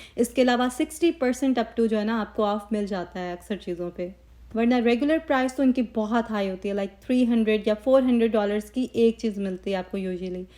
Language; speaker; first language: Urdu; native; Urdu